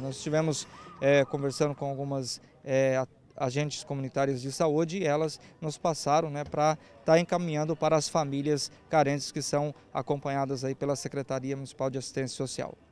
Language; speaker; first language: Portuguese; native; Portuguese